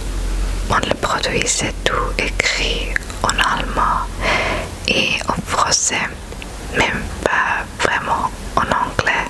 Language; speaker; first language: French; non-native, fluent; German